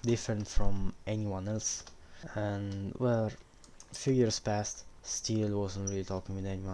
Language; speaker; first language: English; non-native, fluent; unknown